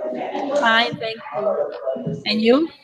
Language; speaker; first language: English; non-native, learner; Spanish